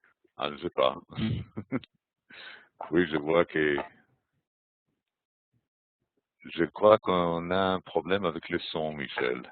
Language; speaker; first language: French; non-native, fluent; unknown